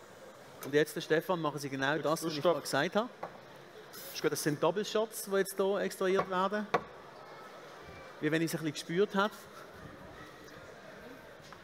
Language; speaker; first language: German; native; German